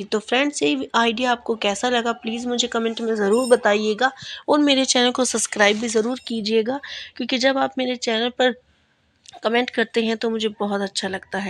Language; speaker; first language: Hindi; native; Hindi